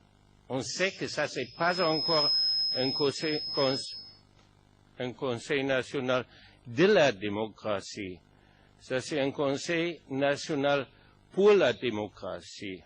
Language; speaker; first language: French; non-native, fluent; German